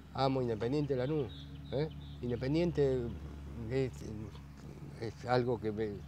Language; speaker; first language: Spanish; native; Spanish